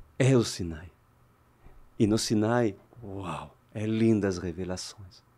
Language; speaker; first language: Portuguese; non-native, fluent; French